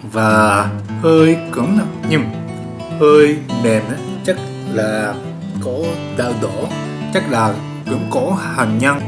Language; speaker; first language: Vietnamese; non-native, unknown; Japanese